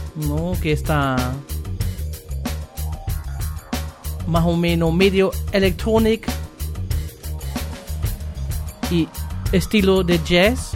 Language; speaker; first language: Spanish; non-native, fluent; German